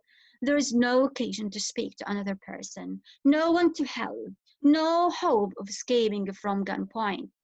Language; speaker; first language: English; non-native, fluent; Arabic